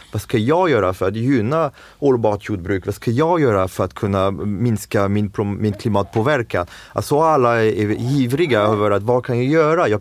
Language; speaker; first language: Swedish; non-native, fluent; French